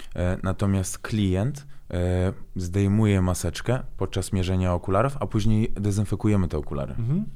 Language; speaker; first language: Polish; non-native, fluent; Azerbaijani